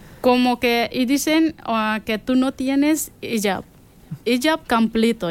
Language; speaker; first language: Spanish; non-native, learner; Persian